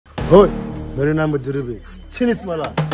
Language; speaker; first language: Nepali; non-native, learner; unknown